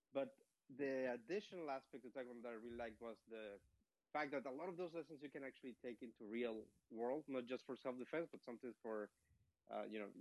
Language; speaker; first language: English; non-native, fluent; Spanish